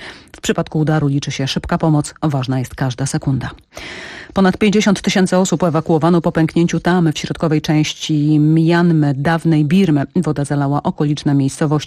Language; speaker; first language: Polish; native; Polish